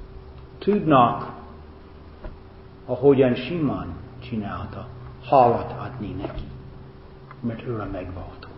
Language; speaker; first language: Hungarian; non-native, fluent; English